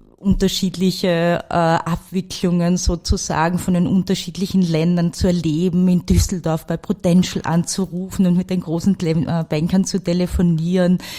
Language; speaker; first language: German; native; German